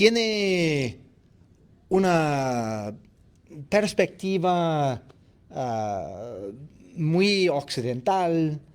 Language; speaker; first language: Spanish; non-native, fluent; English